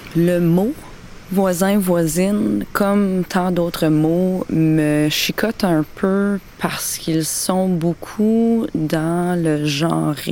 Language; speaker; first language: French; native; French